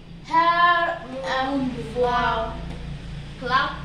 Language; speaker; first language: German; non-native, learner; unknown